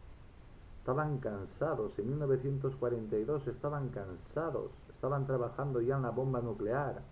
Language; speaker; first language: Spanish; native; Spanish